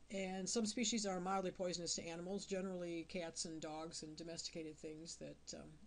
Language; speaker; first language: English; native; English